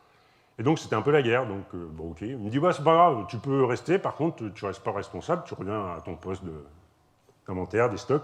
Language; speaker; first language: French; native; French